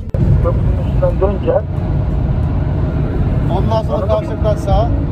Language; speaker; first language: Turkish; native; Turkish